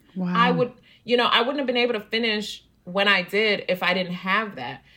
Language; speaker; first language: English; native; English